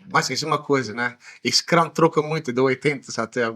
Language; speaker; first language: Portuguese; non-native, learner; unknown